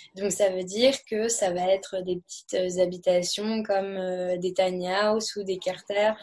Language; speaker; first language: French; native; French